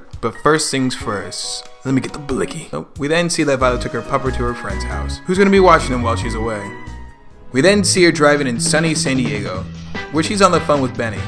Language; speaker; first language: English; native; English